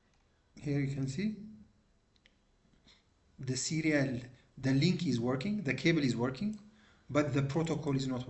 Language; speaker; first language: English; non-native, local second language; Amharic